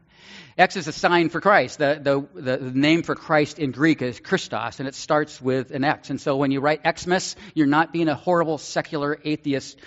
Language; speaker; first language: English; native; English